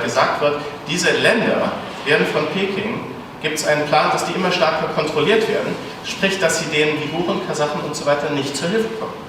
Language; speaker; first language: German; native; German